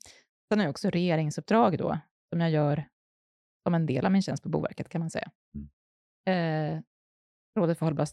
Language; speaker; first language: Swedish; native; Swedish